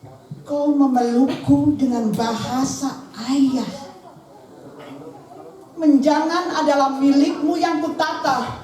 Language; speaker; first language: Indonesian; native; Indonesian